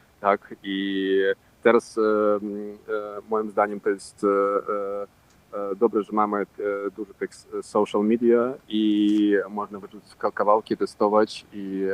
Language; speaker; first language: Polish; non-native, local second language; Russian